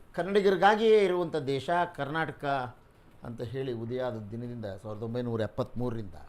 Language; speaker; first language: Kannada; native; Kannada